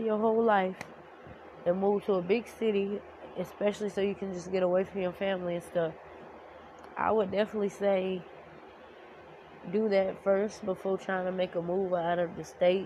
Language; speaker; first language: English; native; English